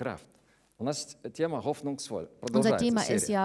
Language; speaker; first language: German; non-native, learner; Russian